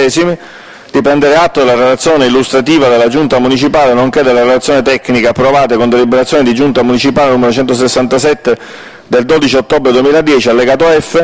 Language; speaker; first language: Italian; native; Italian